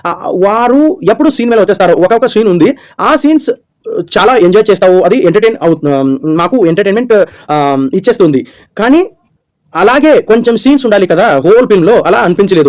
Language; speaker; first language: Telugu; non-native, learner; Kannada